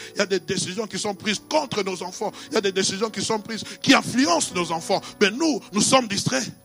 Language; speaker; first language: French; non-native, local second language; Lingala